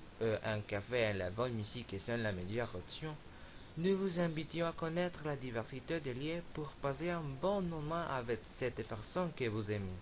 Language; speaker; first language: French; non-native, learner; Spanish